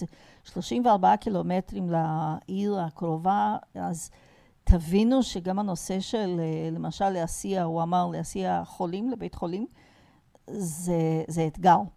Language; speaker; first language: Hebrew; non-native, fluent; Portuguese